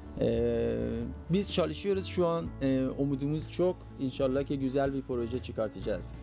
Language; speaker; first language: Turkish; non-native, fluent; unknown